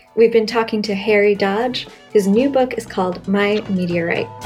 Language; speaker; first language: English; native; English